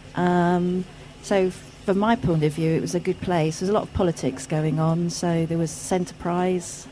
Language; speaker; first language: English; native; English